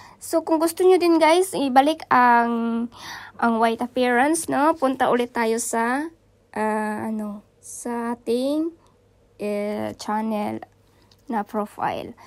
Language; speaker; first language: Filipino; non-native, local second language; Cebuano